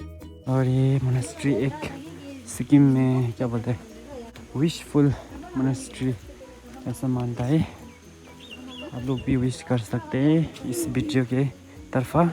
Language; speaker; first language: Hindi; non-native, local second language; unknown